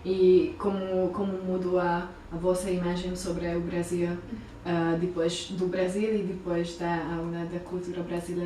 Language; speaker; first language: Portuguese; non-native, fluent; Hungarian